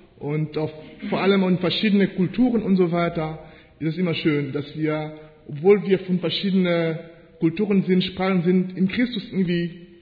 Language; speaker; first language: German; non-native, fluent; French